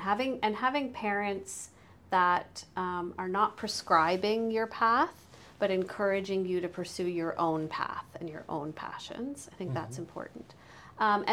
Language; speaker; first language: English; native; English